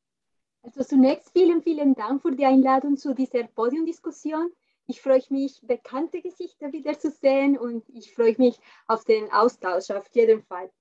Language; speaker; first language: German; non-native, fluent; Spanish